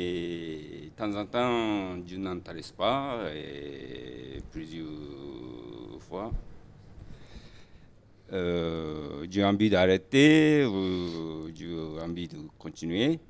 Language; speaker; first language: French; non-native, learner; Japanese